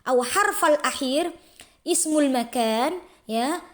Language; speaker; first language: Arabic; non-native, fluent; Indonesian